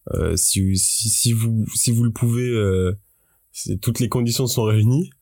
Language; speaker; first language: French; native; French